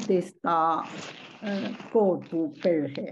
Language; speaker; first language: Finnish; non-native, learner; Chinese